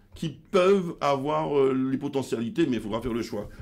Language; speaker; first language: French; native; French